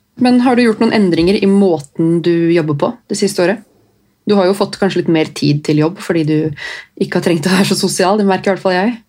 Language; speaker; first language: Norwegian; native; Norwegian